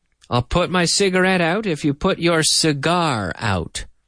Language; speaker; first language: English; native; English